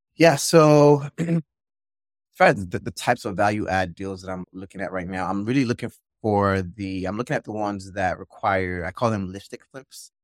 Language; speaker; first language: English; native; English